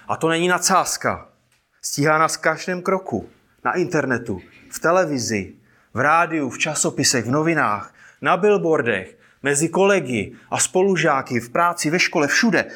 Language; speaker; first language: Czech; native; Czech